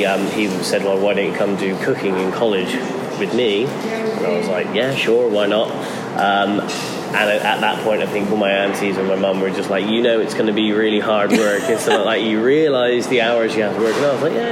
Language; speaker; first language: English; native; English